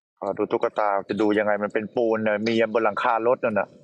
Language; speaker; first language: Thai; native; Thai